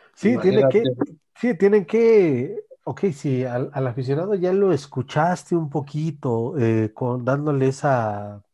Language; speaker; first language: Spanish; native; Spanish